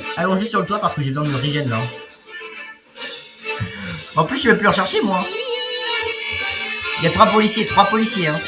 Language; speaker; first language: French; native; French